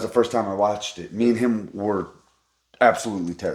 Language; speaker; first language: English; native; English